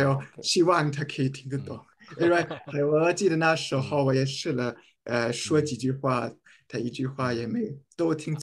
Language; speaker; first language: Chinese; non-native, fluent; German